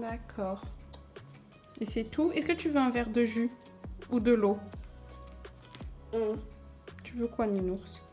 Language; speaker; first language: French; native; French